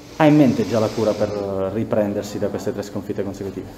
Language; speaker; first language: Italian; native; Italian